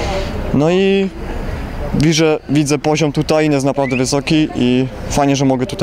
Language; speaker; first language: Polish; early bilingual, heritage; Polish